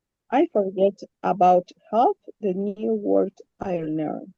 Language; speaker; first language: English; non-native, learner; Spanish